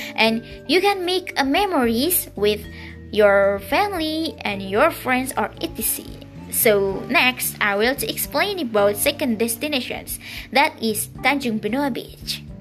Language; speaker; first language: English; non-native, learner; Indonesian